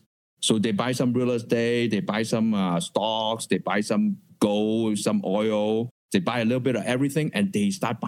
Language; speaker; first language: English; non-native, local second language; Cantonese